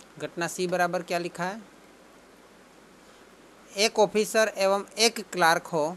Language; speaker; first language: Hindi; non-native, local second language; Gujarati